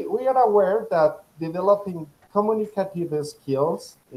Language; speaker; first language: English; non-native, fluent; Spanish